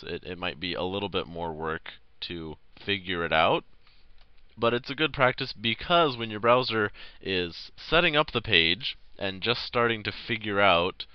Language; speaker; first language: English; native; English